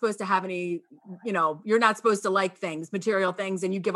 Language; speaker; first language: English; native; English